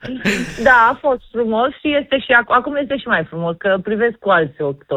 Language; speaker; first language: Romanian; native; Romanian